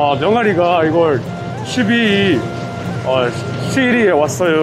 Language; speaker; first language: Korean; non-native, learner; Burmese